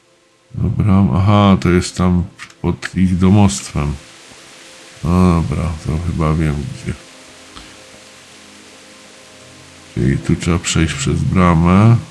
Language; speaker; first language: Polish; native; Polish